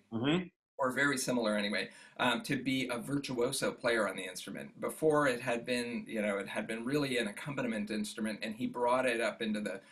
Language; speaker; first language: English; native; English